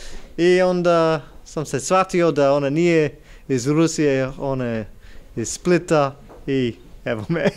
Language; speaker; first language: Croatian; non-native, learner; English